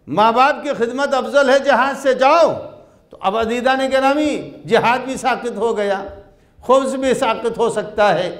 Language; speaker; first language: Urdu; native; Urdu